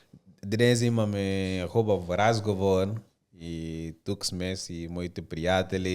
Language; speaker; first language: Bulgarian; non-native, learner; Portuguese